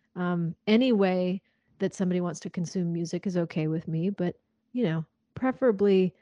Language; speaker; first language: English; native; English